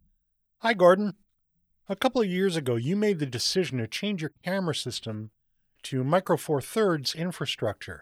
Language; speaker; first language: English; native; English